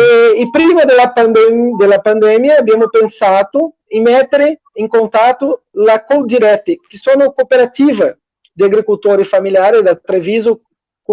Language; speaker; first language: Italian; non-native, fluent; Portuguese